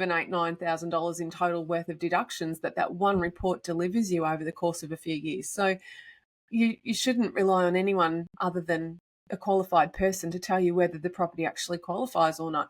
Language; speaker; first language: English; native; English